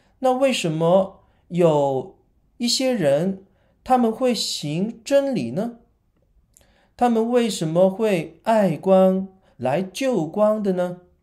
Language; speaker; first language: Chinese; non-native, local second language; Cantonese